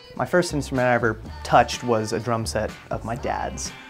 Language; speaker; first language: English; native; English